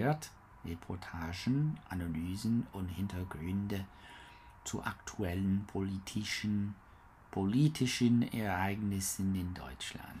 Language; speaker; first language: German; non-native, learner; English